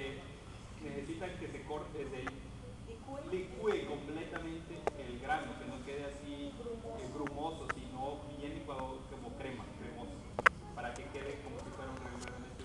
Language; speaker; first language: Spanish; native; Spanish